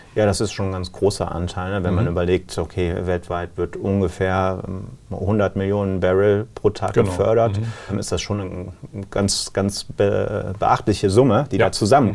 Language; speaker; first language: German; native; German